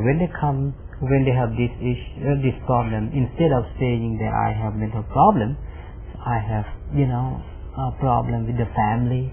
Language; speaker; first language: English; non-native, fluent; Khmer